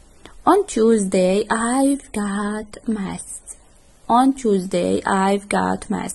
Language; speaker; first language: English; non-native, fluent; Arabic